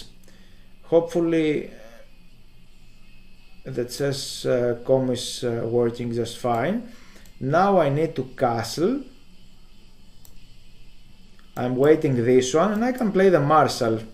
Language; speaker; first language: English; non-native, fluent; Greek